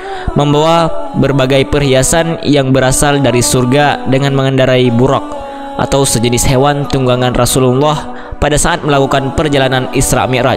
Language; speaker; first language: Indonesian; native; Indonesian